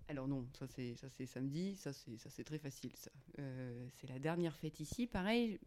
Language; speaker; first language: French; native; French